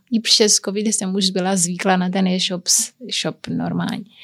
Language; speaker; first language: Czech; non-native, learner; Kabuverdianu